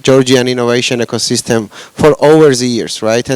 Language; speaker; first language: English; non-native, fluent; Georgian